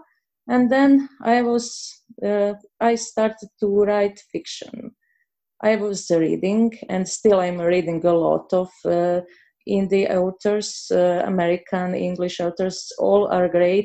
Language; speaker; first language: English; non-native, learner; Croatian